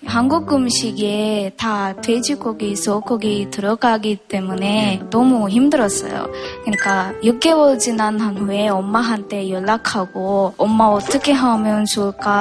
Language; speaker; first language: Korean; non-native, learner; Sinhala